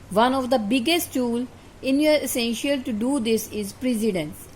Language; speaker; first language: English; non-native, local second language; Punjabi